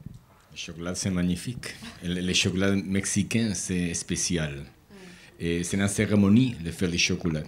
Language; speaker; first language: French; non-native, learner; Spanish